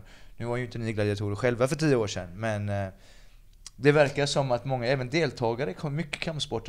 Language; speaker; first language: Swedish; native; Swedish